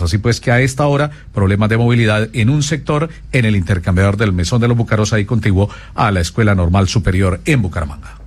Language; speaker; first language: Spanish; native; Spanish